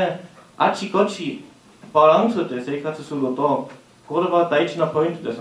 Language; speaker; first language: Japanese; non-native, learner; German